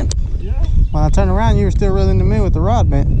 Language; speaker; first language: English; native; English